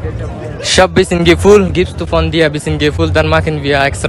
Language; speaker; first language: German; non-native, learner; Bangla